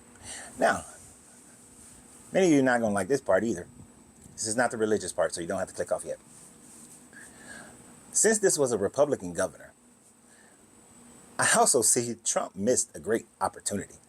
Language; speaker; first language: English; native; English